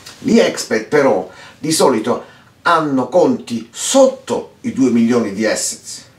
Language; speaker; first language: Italian; early bilingual, heritage; Italian